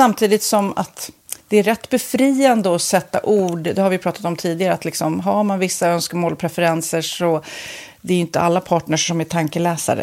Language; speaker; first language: Swedish; native; Swedish